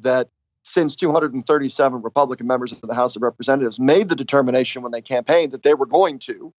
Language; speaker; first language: English; native; English